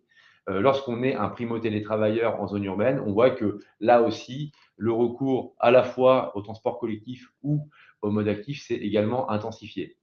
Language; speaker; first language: French; native; French